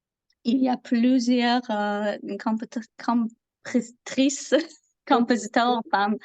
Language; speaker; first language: French; non-native, learner; Persian